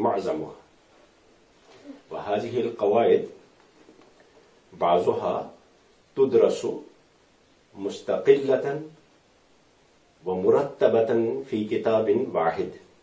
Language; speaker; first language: Arabic; non-native, fluent; Urdu